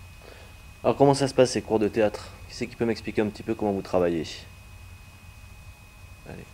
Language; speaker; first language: French; native; French